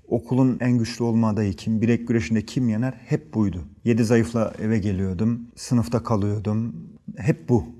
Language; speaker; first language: Turkish; early bilingual, heritage; Turkish